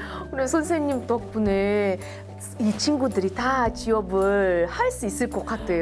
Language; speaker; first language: Korean; non-native, fluent; Uzbek